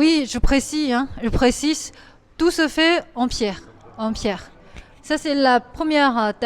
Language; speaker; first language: French; non-native, fluent; Chinese